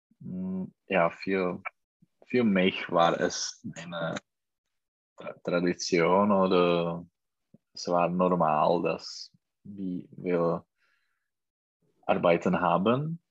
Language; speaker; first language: German; non-native, learner; Czech